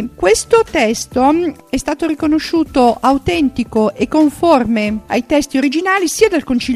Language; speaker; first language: Italian; native; Italian